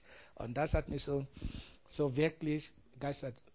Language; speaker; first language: German; non-native, learner; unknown